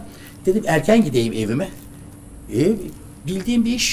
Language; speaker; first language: Turkish; native; Turkish